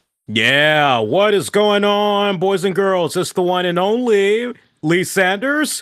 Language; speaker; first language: English; native; English